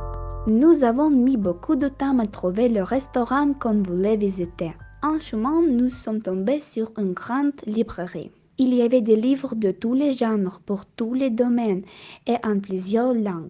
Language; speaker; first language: French; non-native, learner; Russian